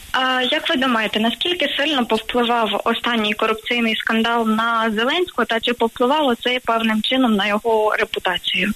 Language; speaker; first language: Ukrainian; native; Ukrainian